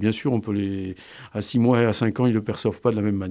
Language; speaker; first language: French; native; French